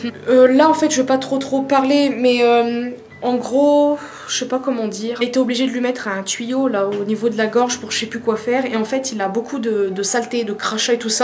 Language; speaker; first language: French; native; French